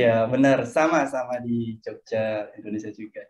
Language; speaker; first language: Indonesian; non-native, fluent; Khmer